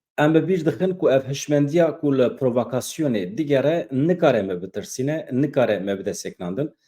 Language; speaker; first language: Kurdish; native; Kurdish